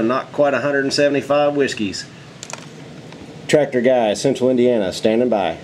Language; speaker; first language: English; native; English